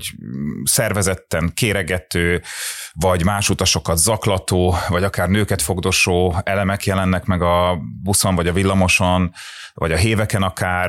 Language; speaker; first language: Hungarian; native; Hungarian